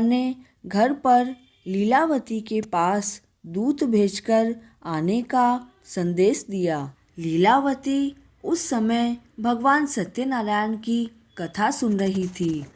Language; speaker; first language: Hindi; native; Hindi